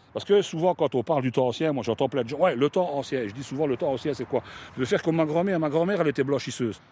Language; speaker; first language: French; native; French